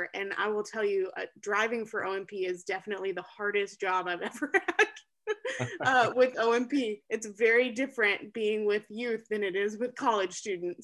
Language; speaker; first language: English; native; English